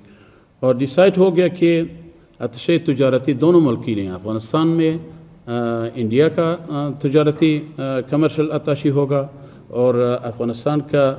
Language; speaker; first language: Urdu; non-native, fluent; Persian